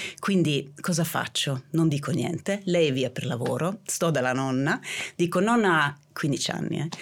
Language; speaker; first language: Italian; non-native, fluent; Swedish